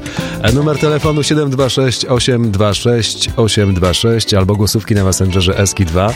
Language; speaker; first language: Polish; native; Polish